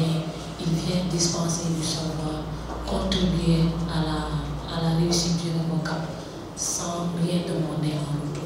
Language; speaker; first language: French; non-native, local second language; Wolof